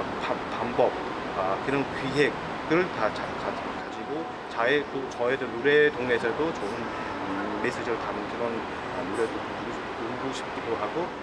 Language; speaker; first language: Korean; non-native, learner; Mongolian